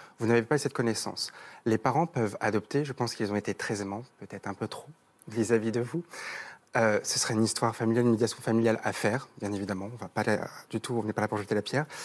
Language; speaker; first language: French; native; French